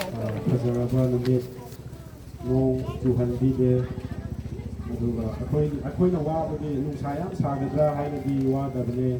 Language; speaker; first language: Manipuri; non-native, local second language; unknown